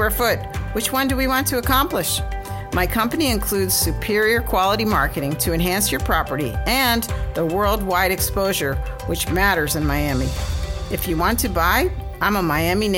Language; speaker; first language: English; native; English